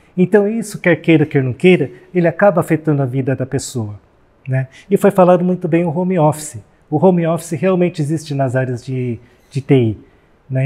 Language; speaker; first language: Portuguese; native; Portuguese